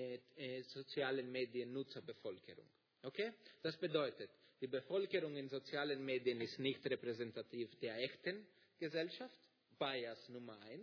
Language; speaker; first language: German; non-native, fluent; Greek